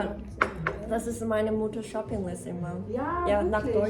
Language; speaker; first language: German; non-native, learner; Korean